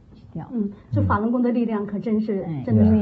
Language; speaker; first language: Chinese; native; Chinese